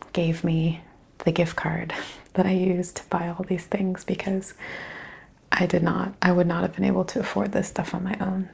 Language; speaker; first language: English; native; English